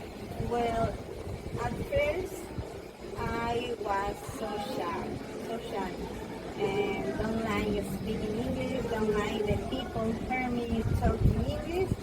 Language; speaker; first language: English; non-native, learner; Spanish